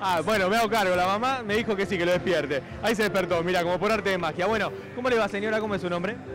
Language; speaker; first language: Spanish; native; Spanish